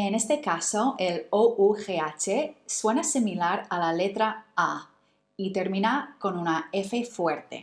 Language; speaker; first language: Spanish; non-native, fluent; English